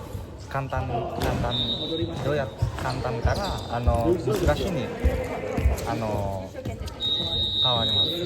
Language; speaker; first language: Japanese; non-native, learner; Indonesian